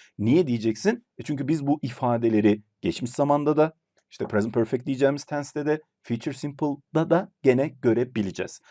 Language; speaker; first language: Turkish; native; Turkish